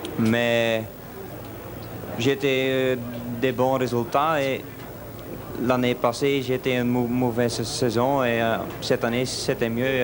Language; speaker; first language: French; non-native, local second language; Dutch